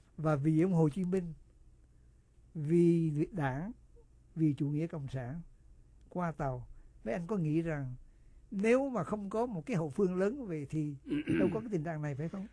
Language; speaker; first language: Vietnamese; native; Vietnamese